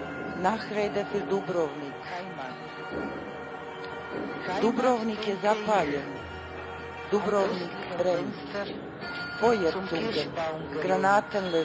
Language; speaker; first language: German; non-native, fluent; Croatian